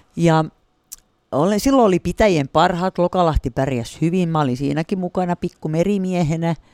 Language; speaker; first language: Finnish; native; Finnish